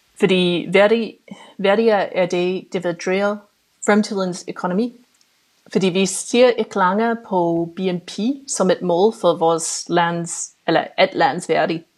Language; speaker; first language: Danish; non-native, fluent; English